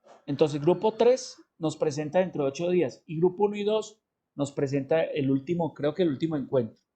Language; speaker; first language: Spanish; native; Spanish